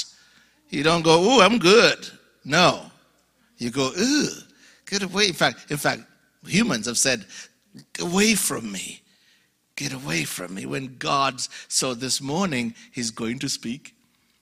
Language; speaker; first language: English; non-native, local second language; Ganda